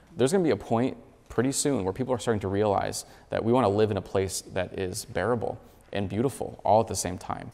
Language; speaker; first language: English; native; English